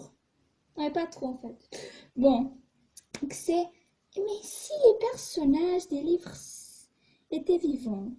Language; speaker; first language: French; non-native, fluent; Portuguese